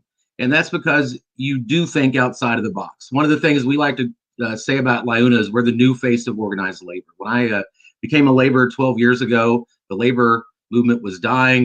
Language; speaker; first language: English; native; English